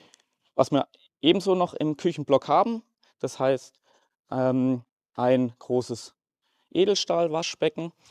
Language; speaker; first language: German; native; German